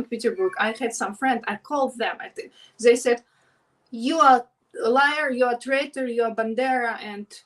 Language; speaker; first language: English; non-native, learner; Ukrainian